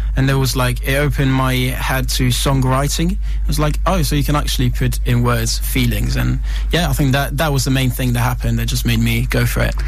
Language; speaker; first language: English; non-native, fluent; Italian